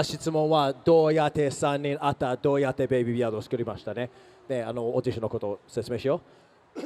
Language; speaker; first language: Japanese; non-native, learner; English